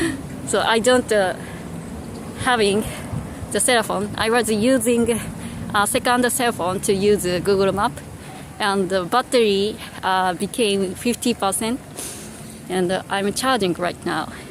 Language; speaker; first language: English; non-native, local second language; Japanese